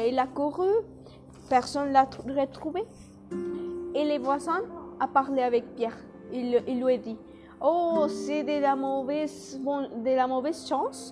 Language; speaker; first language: French; non-native, learner; Spanish